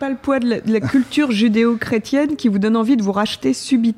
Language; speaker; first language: French; native; French